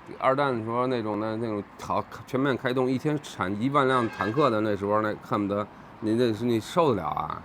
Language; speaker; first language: Chinese; native; Chinese